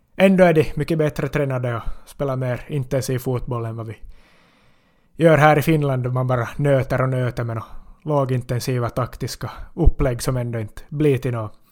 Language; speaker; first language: Swedish; native; Swedish